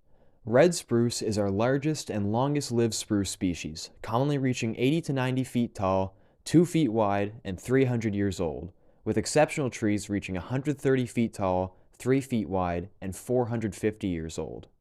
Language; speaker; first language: English; native; English